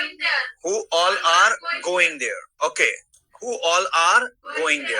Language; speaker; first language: English; non-native, fluent; Hindi